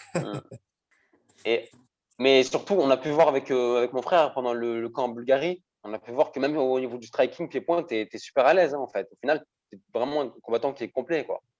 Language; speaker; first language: French; native; French